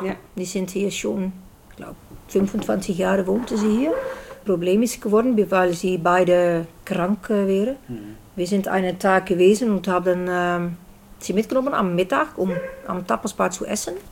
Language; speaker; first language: German; non-native, learner; Dutch